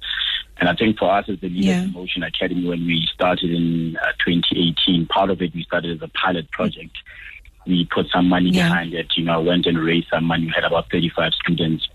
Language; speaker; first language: English; non-native, local second language; Tswana